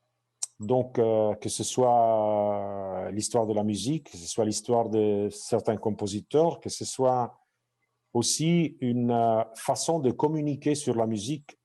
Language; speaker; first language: French; non-native, fluent; Italian